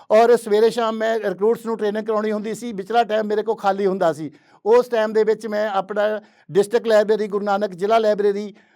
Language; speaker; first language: Punjabi; native; Punjabi